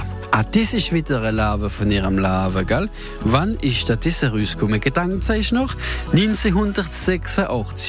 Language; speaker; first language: German; native; German